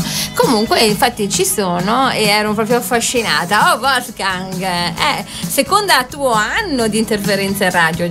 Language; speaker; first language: Italian; native; Italian